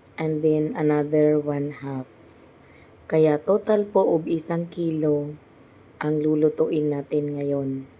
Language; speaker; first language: Filipino; native; Filipino